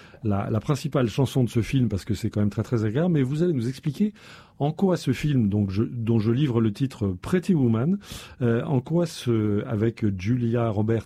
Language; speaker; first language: French; native; French